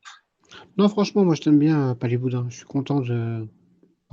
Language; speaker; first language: French; native; French